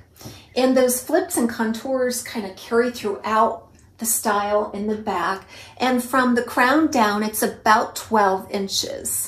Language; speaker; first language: English; native; English